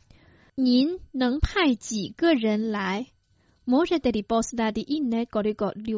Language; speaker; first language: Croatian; non-native, fluent; Chinese